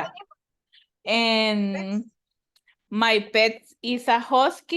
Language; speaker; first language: English; non-native, learner; Spanish